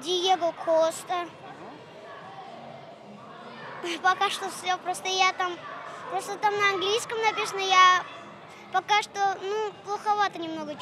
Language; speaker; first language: Russian; non-native, local second language; Tajik